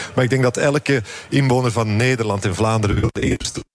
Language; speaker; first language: Dutch; native; Dutch